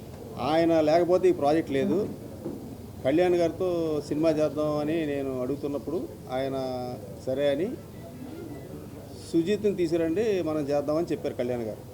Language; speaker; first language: Telugu; native; Telugu